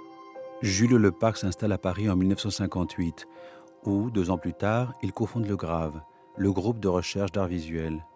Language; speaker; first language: French; native; French